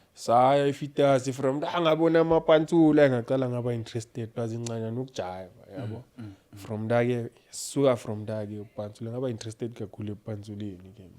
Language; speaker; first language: Zulu; native; Zulu